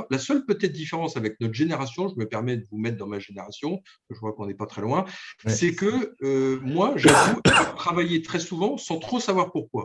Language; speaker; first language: French; native; French